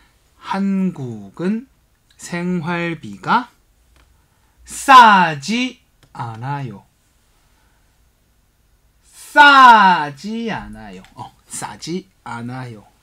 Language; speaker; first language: Korean; non-native, fluent; Chinese